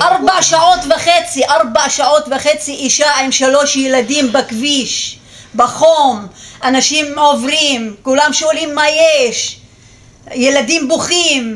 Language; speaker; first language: Hebrew; non-native, local second language; Arabic